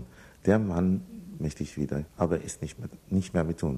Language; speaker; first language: German; non-native, fluent; Italian